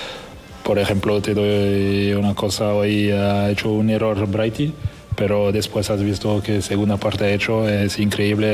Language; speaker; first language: Spanish; non-native, fluent; French